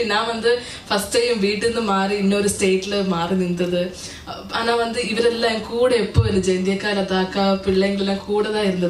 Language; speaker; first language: Tamil; non-native, learner; Malayalam